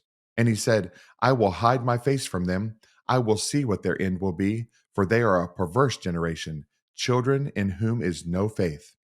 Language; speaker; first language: English; native; English